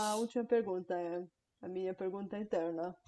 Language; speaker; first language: Portuguese; non-native, fluent; Bulgarian